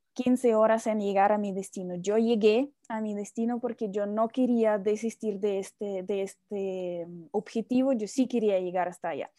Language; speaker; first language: Spanish; non-native, fluent; Russian